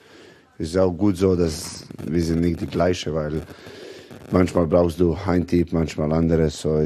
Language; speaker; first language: German; non-native, learner; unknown